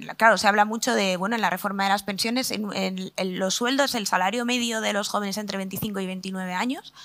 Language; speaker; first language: Spanish; native; Spanish